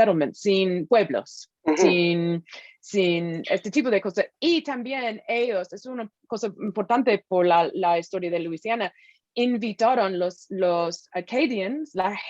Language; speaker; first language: Spanish; non-native, fluent; English